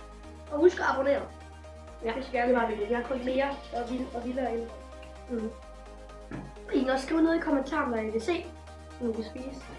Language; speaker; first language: Danish; early bilingual, other home language; German